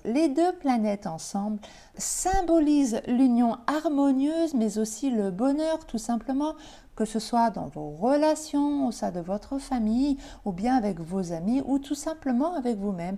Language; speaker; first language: French; native; French